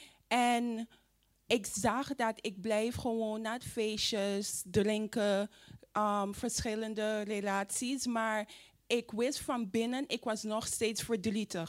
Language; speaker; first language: Dutch; non-native, fluent; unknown